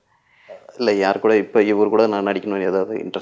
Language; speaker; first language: Tamil; native; Tamil